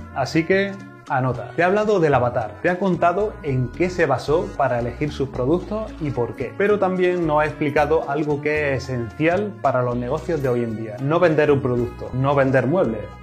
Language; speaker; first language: Spanish; native; Spanish